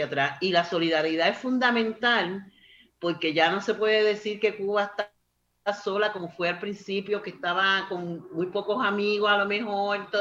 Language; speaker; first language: Spanish; native; Spanish